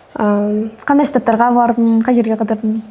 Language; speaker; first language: Kazakh; native; Kazakh